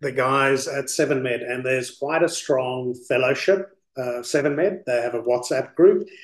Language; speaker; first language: English; early bilingual, other home language; Afrikaans